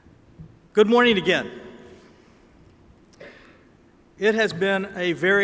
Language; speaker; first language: English; native; English